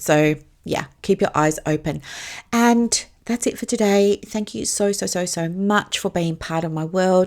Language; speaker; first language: English; native; English